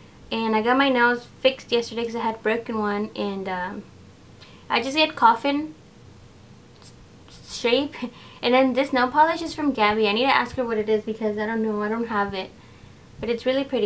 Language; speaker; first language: English; early bilingual, other home language; Spanish